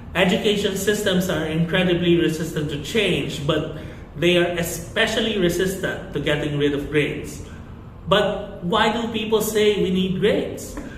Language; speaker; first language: English; non-native, local second language; Filipino